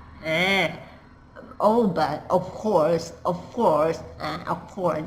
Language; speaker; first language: English; non-native, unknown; Thai